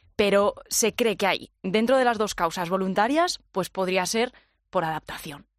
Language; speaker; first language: Spanish; native; Spanish